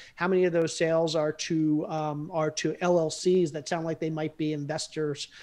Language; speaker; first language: English; native; English